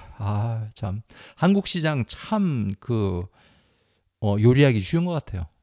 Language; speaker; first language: Korean; native; Korean